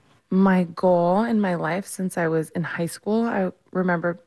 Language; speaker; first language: English; native; English